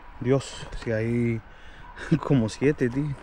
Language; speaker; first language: Spanish; native; Spanish